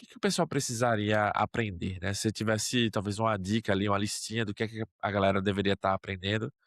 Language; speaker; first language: Portuguese; native; Portuguese